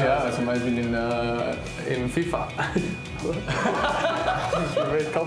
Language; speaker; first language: German; non-native, learner; Spanish